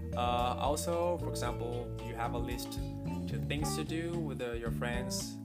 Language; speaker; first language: English; non-native, fluent; Portuguese